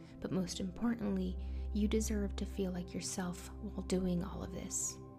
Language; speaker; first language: English; early bilingual, other home language; Spanish